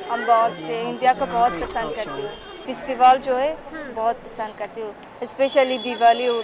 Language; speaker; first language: Hindi; non-native, learner; Persian